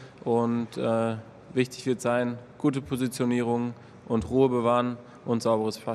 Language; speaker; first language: German; native; German